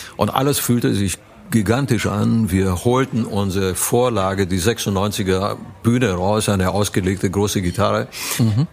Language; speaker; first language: German; early bilingual, other home language; Romanian